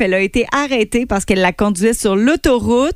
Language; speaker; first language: French; native; French